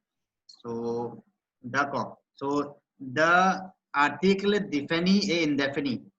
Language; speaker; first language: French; non-native, learner; Hindi